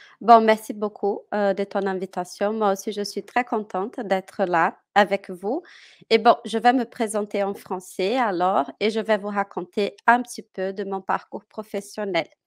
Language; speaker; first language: French; non-native, fluent; Portuguese